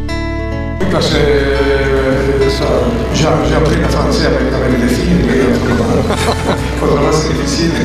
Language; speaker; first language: French; non-native, learner; Italian